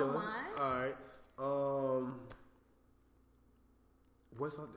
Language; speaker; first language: English; native; English